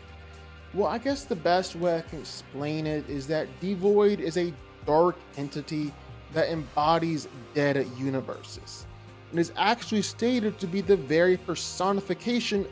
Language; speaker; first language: English; native; English